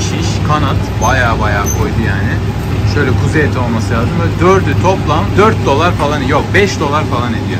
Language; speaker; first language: Turkish; native; Turkish